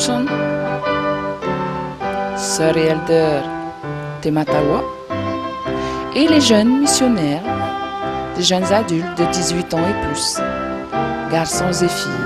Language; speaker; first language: French; native; French